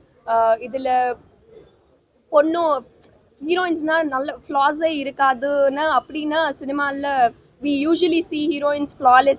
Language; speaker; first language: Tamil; non-native, learner; Telugu